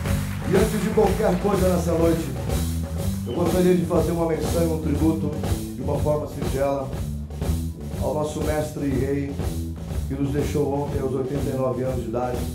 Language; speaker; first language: Portuguese; native; Portuguese